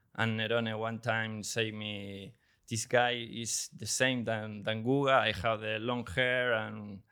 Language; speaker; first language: English; non-native, learner; Spanish